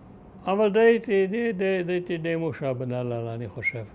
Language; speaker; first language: Hebrew; early bilingual, other home language; German